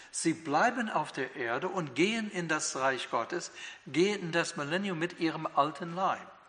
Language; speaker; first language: German; non-native, fluent; English